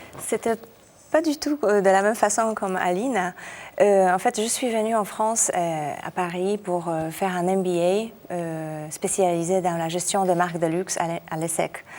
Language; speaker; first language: French; non-native, fluent; Polish